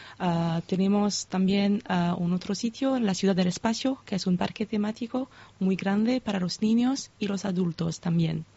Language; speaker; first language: Spanish; non-native, fluent; French